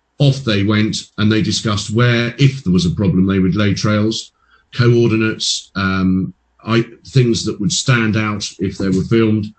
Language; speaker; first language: English; native; English